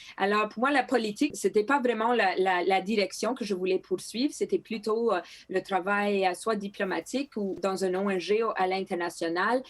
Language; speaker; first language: French; non-native, local second language; Greek